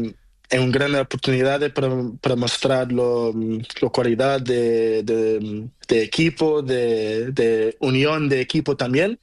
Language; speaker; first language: Spanish; non-native, learner; Portuguese